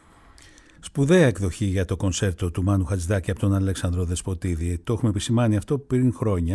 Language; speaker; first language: Greek; native; Greek